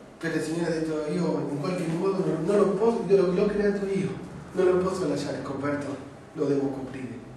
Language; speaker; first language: Italian; non-native, fluent; Spanish